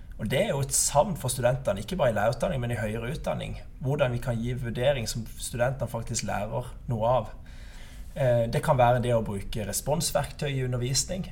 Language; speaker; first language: Norwegian; native; Norwegian